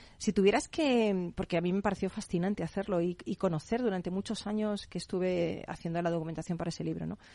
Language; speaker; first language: Spanish; native; Spanish